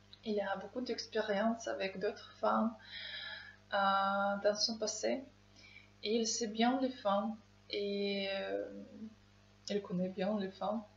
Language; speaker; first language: French; non-native, learner; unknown